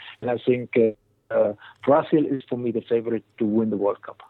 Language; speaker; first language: English; non-native, fluent; German